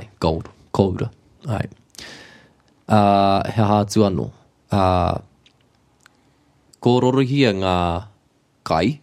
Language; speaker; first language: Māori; non-native, local second language; English